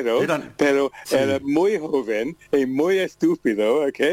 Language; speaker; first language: Spanish; non-native, learner; English